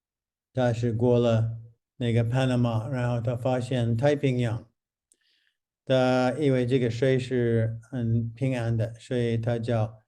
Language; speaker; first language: Chinese; non-native, fluent; English